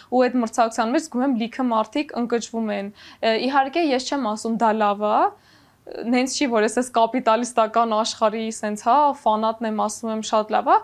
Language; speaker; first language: Armenian; native; Armenian